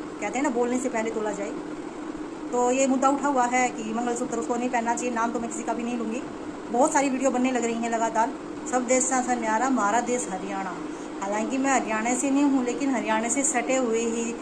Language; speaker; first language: Hindi; native; Hindi